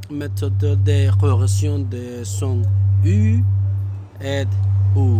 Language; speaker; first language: French; non-native, learner; Spanish